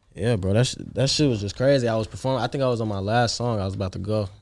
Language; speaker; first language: English; native; English